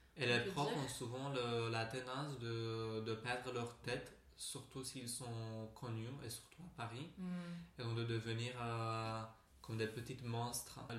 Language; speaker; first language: French; non-native, fluent; Romanian